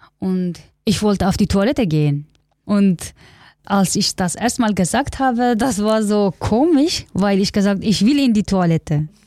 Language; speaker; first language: German; non-native, learner; Kurdish